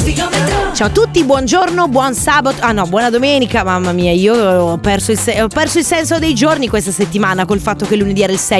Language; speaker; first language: Italian; native; Italian